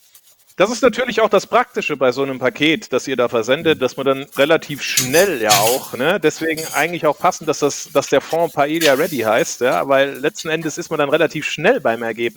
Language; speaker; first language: German; native; German